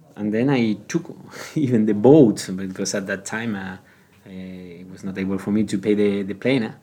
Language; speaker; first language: English; non-native, learner; Spanish